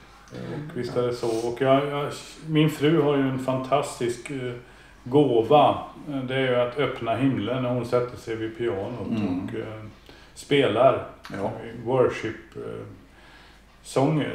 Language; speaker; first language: Swedish; native; Swedish